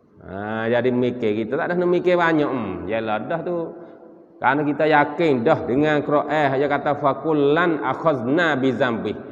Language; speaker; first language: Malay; native; Malay